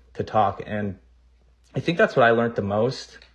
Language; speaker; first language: English; native; English